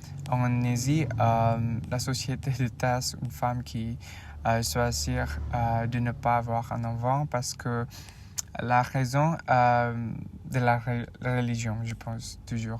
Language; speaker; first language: French; non-native, learner; Indonesian